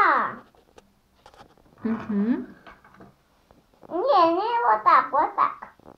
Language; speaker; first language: Russian; native; Russian